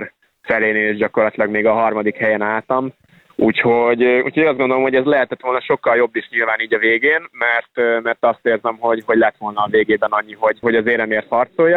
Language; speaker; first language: Hungarian; native; Hungarian